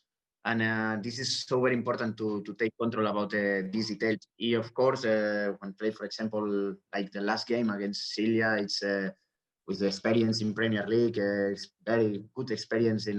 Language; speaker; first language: English; non-native, learner; Spanish